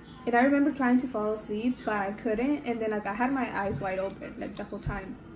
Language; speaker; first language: English; early bilingual, other home language; Spanish